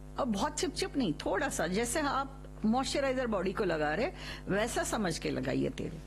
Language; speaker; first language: Hindi; non-native, local second language; Telugu